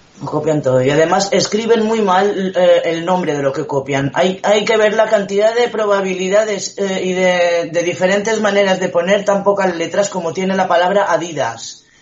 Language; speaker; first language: Spanish; native; Spanish